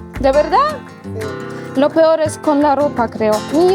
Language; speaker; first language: Spanish; non-native, fluent; Polish